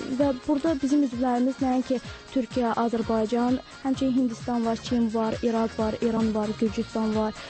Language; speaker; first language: Azerbaijani; native; Azerbaijani